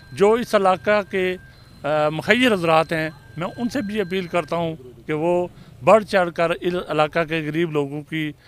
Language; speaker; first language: Urdu; non-native, local second language; Pahari-Potwari